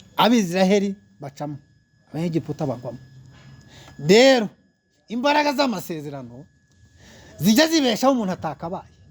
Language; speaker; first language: Kinyarwanda; early bilingual, heritage; Kinyarwanda